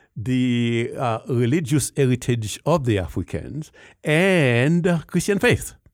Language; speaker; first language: English; non-native, fluent; Haitian Creole